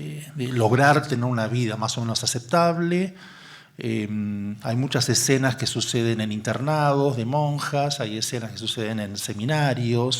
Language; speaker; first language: Spanish; native; Spanish